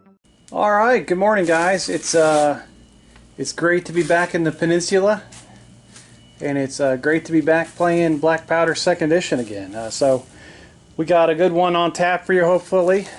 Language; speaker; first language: English; native; English